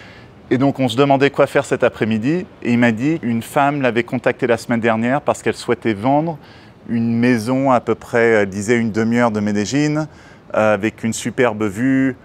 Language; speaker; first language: French; native; French